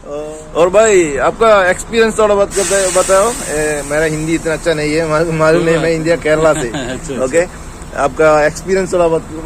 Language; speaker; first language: Hindi; non-native, local second language; Malayalam